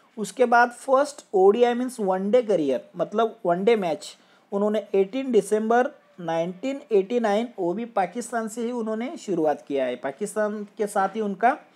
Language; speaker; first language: Hindi; non-native, local second language; Marathi